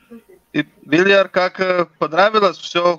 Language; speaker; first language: Russian; non-native, local second language; Latvian